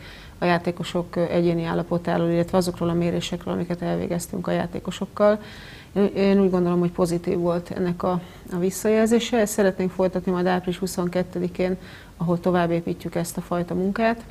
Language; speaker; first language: Hungarian; native; Hungarian